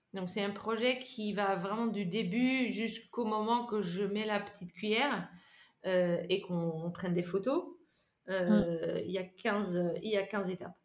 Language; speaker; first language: French; non-native, fluent; Dutch